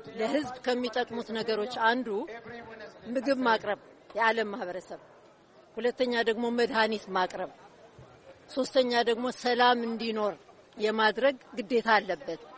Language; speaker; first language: Amharic; non-native, local second language; Tigrinya